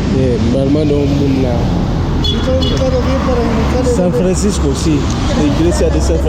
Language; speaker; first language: Spanish; non-native, learner; Haitian Creole